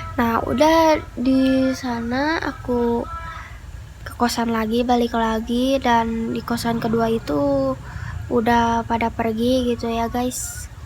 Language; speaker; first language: Indonesian; non-native, local second language; Sundanese